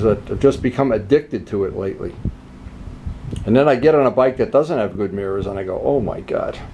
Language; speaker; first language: English; native; English